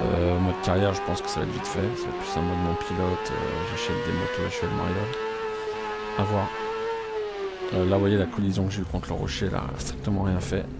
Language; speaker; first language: French; native; French